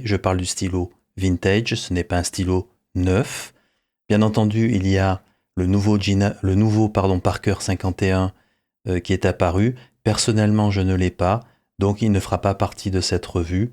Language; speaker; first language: French; native; French